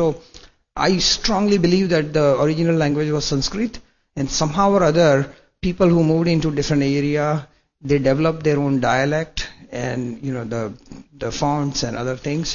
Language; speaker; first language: English; non-native, local second language; Gujarati